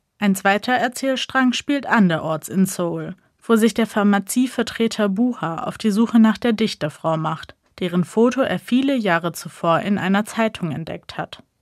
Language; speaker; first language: German; native; German